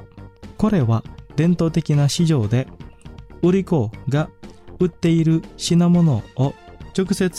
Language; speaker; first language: Japanese; non-native, fluent; Indonesian